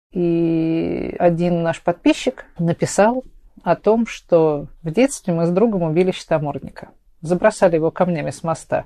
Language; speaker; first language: Russian; native; Russian